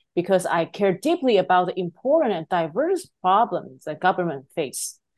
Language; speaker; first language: English; non-native, fluent; Chinese